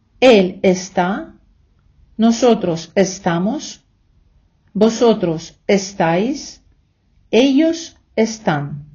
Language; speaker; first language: Spanish; non-native, fluent; Ukrainian